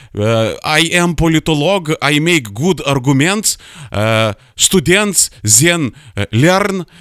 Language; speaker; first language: English; non-native, fluent; Lithuanian